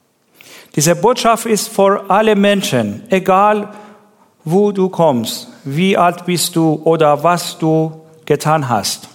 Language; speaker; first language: German; non-native, learner; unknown